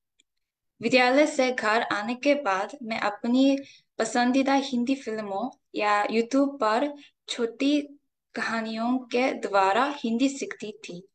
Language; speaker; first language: Hindi; non-native, fluent; Korean